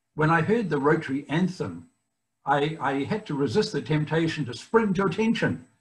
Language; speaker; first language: English; native; English